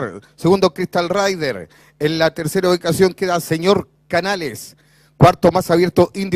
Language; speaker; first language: Spanish; native; Spanish